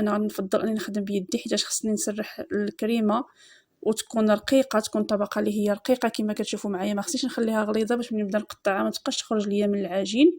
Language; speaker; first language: Arabic; native; Arabic